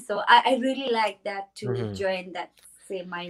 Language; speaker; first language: English; non-native, learner; Tibetan